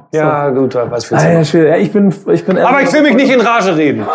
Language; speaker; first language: German; native; German